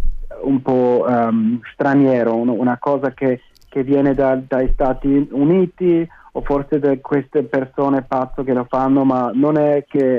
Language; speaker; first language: Italian; non-native, fluent; German